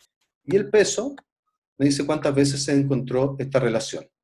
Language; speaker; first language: Spanish; native; Spanish